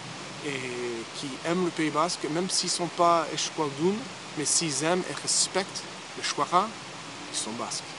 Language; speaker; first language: French; early bilingual, heritage; English